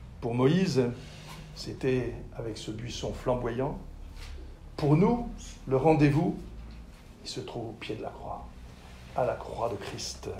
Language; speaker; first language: French; native; French